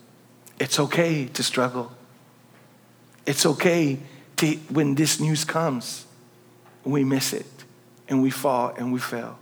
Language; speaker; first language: English; native; English